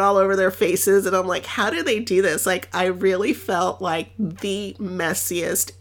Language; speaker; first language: English; early bilingual, other home language; Spanish